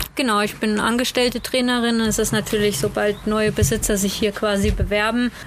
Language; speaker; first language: German; native; German